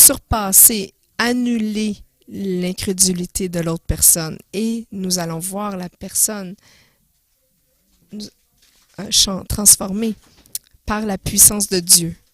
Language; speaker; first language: French; non-native, fluent; English